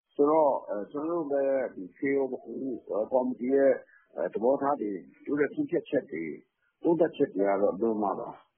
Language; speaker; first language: Burmese; non-native, local second language; Pa'o Karen